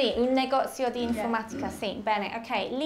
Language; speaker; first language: Italian; non-native, fluent; English